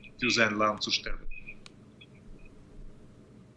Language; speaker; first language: German; non-native, fluent; Russian